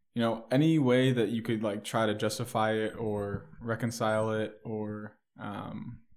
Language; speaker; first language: English; native; English